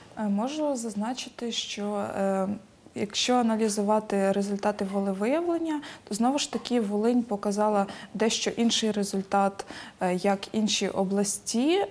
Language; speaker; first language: Ukrainian; native; Ukrainian